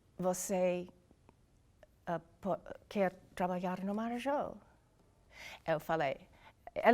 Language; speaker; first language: Portuguese; non-native, learner; English